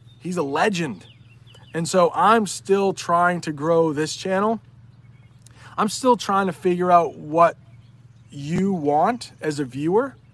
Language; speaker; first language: English; native; English